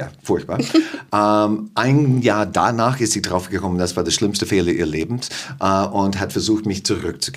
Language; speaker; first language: German; non-native, fluent; English